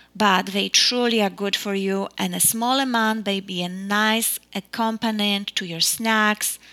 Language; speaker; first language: English; non-native, fluent; Polish